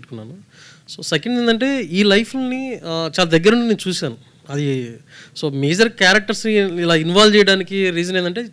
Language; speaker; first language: Telugu; native; Telugu